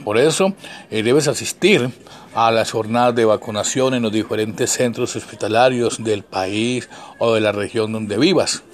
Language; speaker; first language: Spanish; native; Spanish